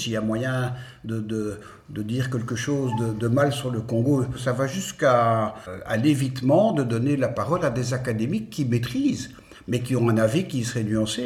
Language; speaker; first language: French; native; French